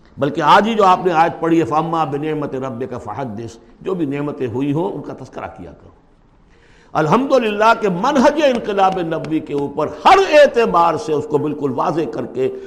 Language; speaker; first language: Urdu; native; Urdu